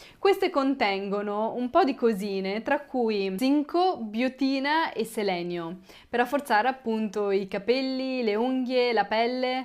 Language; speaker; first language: Italian; native; Italian